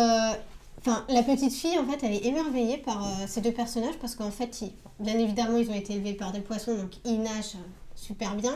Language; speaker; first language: French; native; French